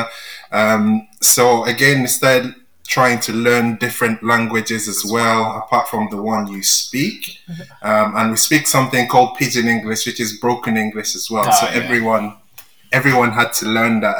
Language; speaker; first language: English; non-native, local second language; Yoruba